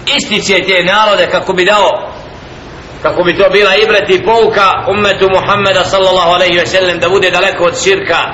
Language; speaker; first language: Bosnian; native; Bosnian